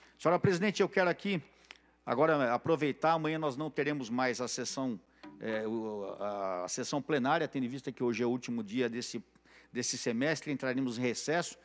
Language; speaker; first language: Portuguese; native; Portuguese